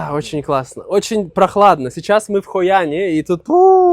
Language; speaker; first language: Russian; native; Russian